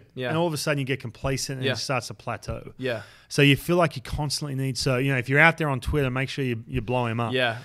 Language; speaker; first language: English; native; English